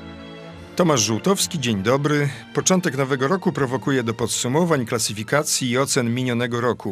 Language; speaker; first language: Polish; native; Polish